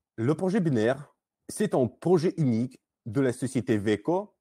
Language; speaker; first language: French; non-native, fluent; Russian